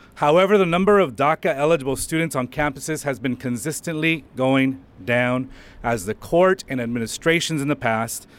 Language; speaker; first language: English; early bilingual, other home language; Spanish